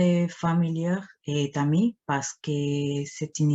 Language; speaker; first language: French; non-native, fluent; Spanish